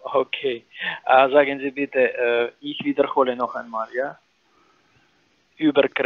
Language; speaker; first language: German; non-native, learner; Ukrainian